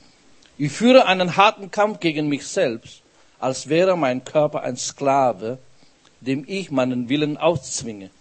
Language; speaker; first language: German; non-native, fluent; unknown